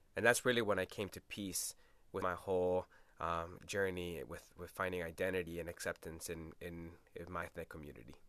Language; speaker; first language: English; early bilingual, other home language; Spanish